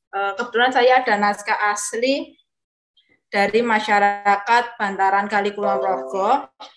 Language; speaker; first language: Indonesian; non-native, local second language; Javanese